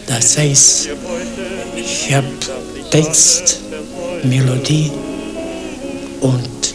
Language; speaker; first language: German; non-native, learner; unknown